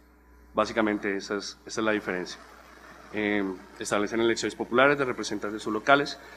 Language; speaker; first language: Spanish; native; Spanish